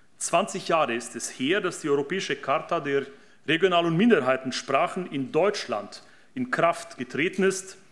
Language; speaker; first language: German; native; German